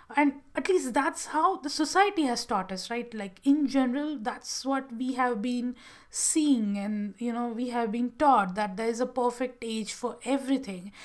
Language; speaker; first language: English; non-native, local second language; Gujarati